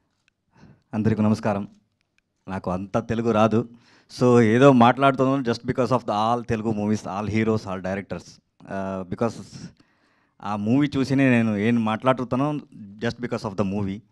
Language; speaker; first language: Telugu; non-native, learner; Kannada